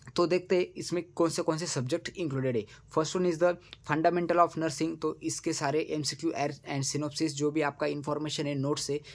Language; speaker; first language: Hindi; non-native, local second language; Marathi